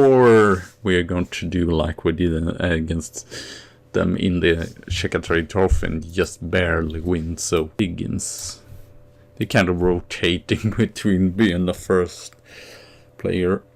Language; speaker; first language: English; non-native, fluent; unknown